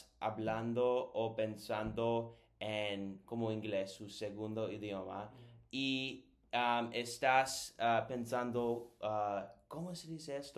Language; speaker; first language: Spanish; non-native, learner; English